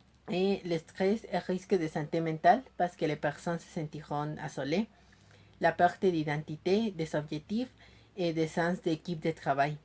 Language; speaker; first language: French; non-native, learner; Spanish